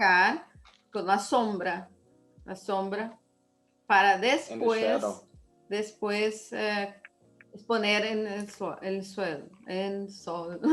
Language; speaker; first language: Spanish; non-native, learner; Portuguese